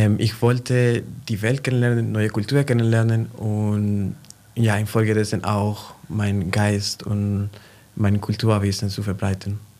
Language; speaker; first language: German; non-native, fluent; Spanish